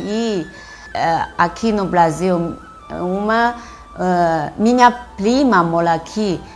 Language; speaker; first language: Portuguese; non-native, learner; Chinese